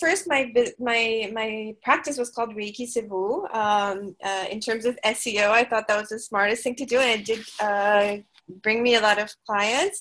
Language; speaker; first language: English; non-native, local second language; Filipino